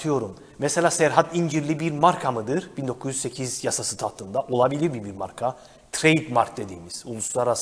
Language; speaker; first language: Turkish; native; Turkish